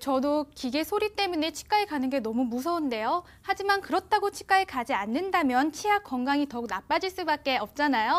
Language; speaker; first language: Korean; native; Korean